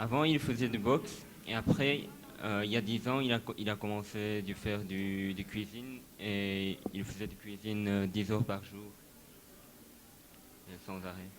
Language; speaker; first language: French; non-native, fluent; Japanese